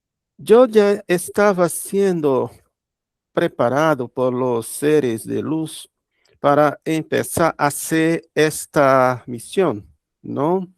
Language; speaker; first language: Spanish; non-native, learner; Portuguese